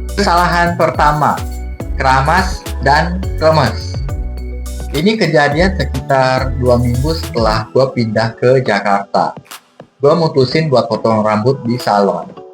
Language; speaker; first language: Indonesian; non-native, fluent; English